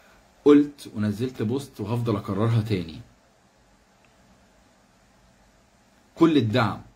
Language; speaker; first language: Arabic; native; Arabic